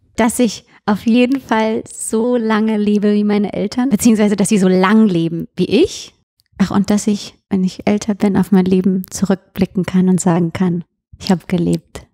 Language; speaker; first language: German; native; German